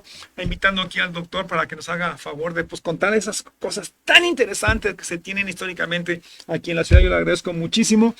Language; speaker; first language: Spanish; native; Spanish